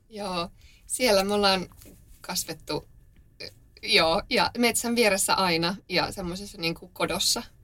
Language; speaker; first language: Finnish; native; Finnish